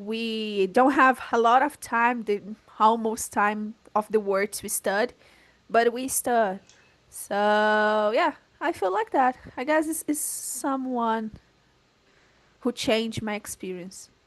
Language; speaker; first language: English; non-native, learner; Portuguese